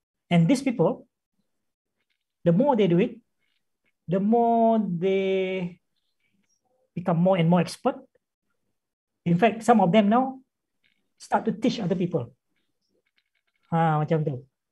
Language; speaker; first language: English; non-native, local second language; Malay